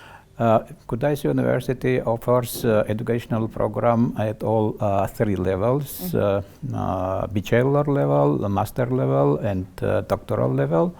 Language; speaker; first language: English; non-native, learner; Georgian